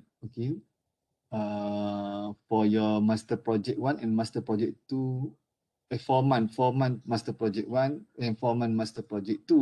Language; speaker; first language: English; non-native, fluent; Malay